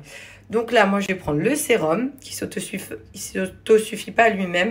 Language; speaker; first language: French; native; French